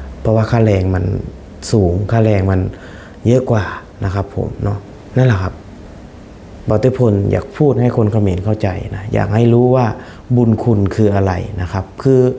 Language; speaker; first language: Thai; non-native, fluent; Khmer